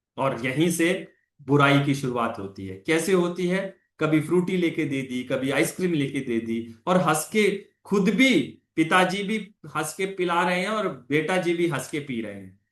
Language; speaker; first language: Hindi; non-native, local second language; Punjabi